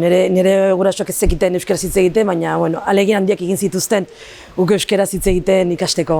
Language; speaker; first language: Basque; non-native, local second language; Arabic